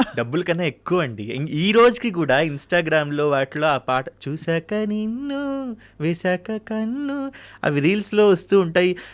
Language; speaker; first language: Telugu; native; Telugu